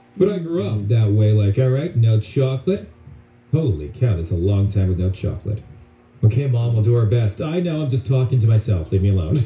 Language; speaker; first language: English; native; English